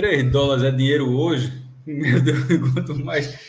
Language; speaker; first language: Portuguese; native; Portuguese